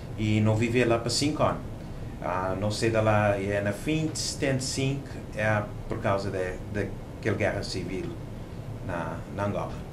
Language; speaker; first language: Portuguese; non-native, local second language; Kabuverdianu